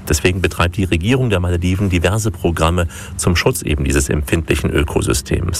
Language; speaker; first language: German; native; German